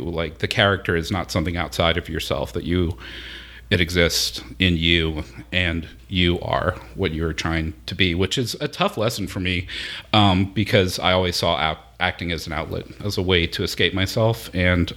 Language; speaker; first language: English; native; English